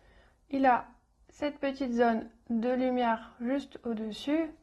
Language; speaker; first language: French; native; French